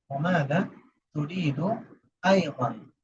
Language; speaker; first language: Arabic; non-native, fluent; Bangla